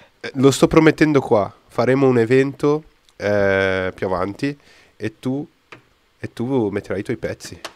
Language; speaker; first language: Italian; non-native, fluent; Portuguese